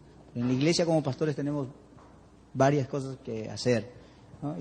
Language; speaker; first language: Spanish; native; Spanish